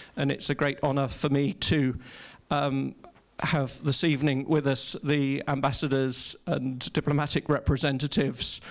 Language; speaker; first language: English; native; English